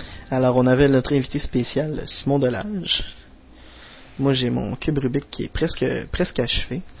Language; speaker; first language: French; native; French